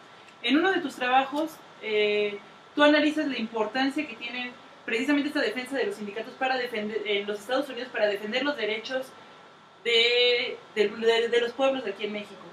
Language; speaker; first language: Spanish; native; Spanish